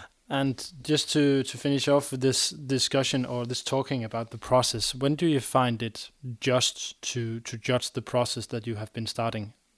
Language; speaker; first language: English; non-native, fluent; Danish